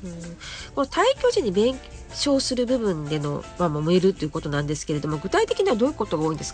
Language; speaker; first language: Japanese; native; Japanese